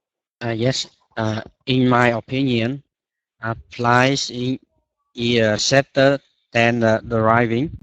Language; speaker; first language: English; non-native, learner; Vietnamese